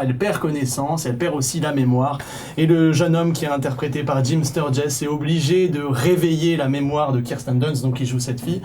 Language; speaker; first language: French; native; French